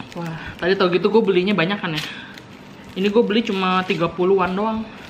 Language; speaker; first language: Indonesian; native; Indonesian